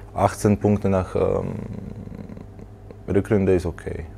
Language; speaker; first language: German; non-native, learner; Slovak